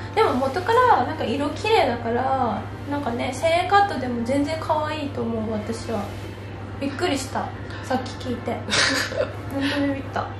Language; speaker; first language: Japanese; native; Japanese